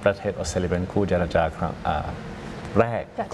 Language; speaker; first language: Thai; non-native, fluent; English